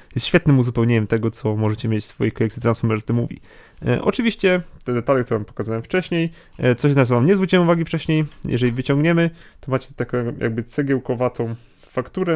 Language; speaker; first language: Polish; native; Polish